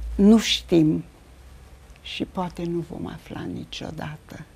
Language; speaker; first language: Romanian; native; Romanian